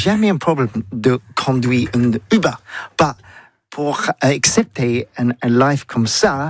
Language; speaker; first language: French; non-native, learner; English